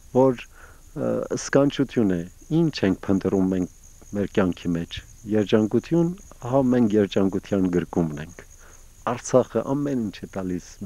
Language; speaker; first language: Armenian; early bilingual, heritage; Armenian